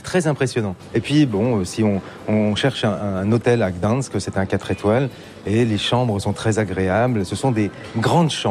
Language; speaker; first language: French; native; French